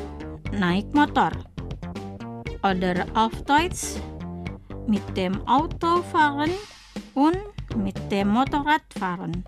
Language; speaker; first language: German; non-native, fluent; Indonesian